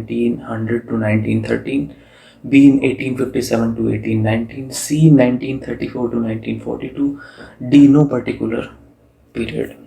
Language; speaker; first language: English; non-native, local second language; Hindi